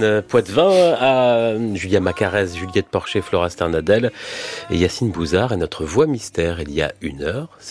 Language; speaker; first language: French; native; French